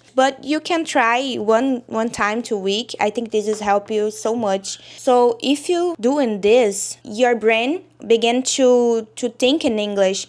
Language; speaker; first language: English; non-native, learner; Portuguese